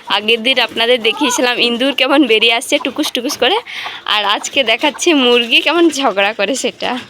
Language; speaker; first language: Bangla; non-native, local second language; Santali